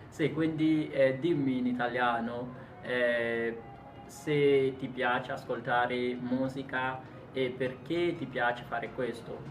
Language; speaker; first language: Italian; non-native, fluent; Haitian Creole